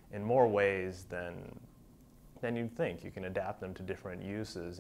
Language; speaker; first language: English; native; English